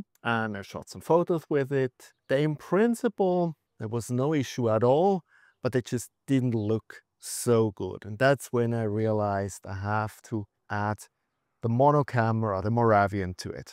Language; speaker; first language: English; non-native, fluent; German